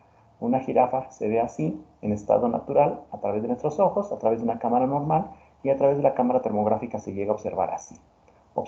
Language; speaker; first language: Spanish; native; Spanish